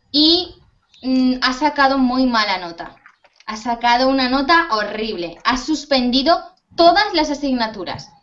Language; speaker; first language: Spanish; native; Spanish